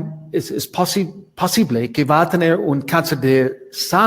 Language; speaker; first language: Spanish; non-native, learner; English